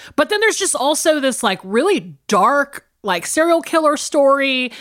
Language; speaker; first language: English; native; English